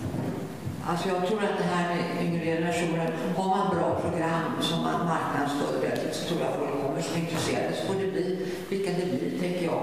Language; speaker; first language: Swedish; native; Swedish